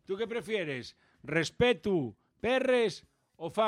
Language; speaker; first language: Spanish; native; Spanish